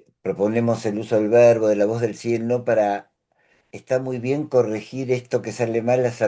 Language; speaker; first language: Spanish; native; Spanish